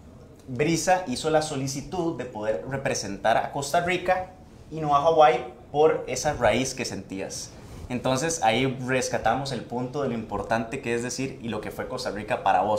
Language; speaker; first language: Spanish; native; Spanish